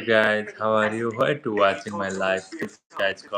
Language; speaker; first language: English; non-native, learner; Nepali